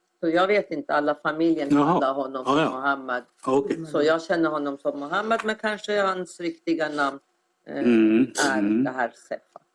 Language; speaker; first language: Swedish; non-native, fluent; Persian